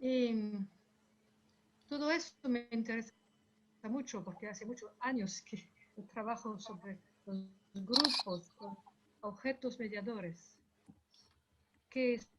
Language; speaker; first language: Spanish; non-native, fluent; French